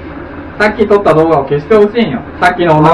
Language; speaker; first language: Japanese; native; Japanese